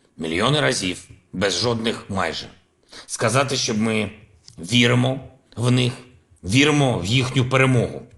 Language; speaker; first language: Ukrainian; non-native, local second language; Russian